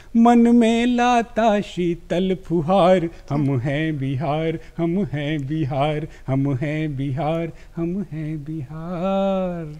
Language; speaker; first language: Hindi; native; Hindi